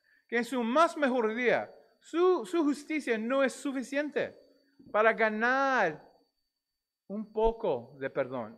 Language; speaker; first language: Spanish; non-native, fluent; English